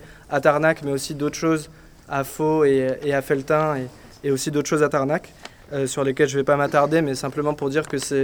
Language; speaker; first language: French; native; French